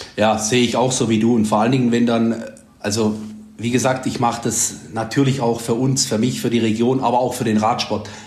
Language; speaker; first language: German; native; German